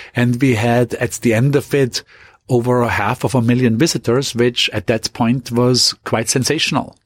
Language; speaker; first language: English; non-native, fluent; German